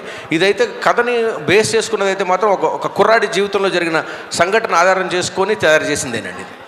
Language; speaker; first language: Telugu; native; Telugu